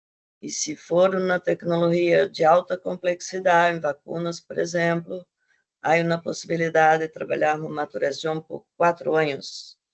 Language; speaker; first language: Portuguese; non-native, fluent; Spanish